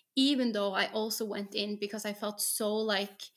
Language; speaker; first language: English; non-native, fluent; Norwegian